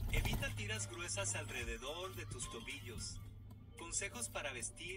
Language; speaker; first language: Spanish; native; Spanish